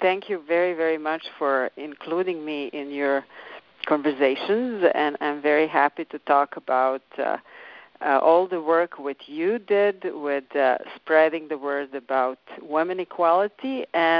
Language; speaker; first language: English; non-native, fluent; Serbian